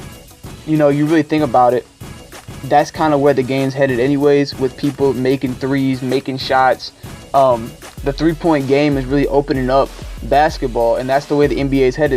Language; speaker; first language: English; native; English